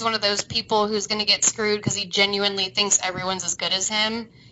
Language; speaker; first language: English; native; English